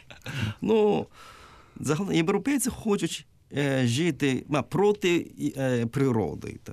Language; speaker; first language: Ukrainian; non-native, learner; Japanese